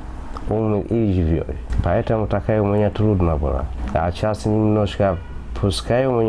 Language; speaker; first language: Russian; non-native, learner; Swahili